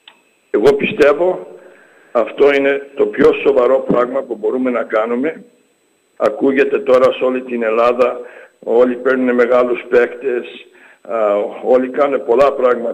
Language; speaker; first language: Greek; early bilingual, heritage; English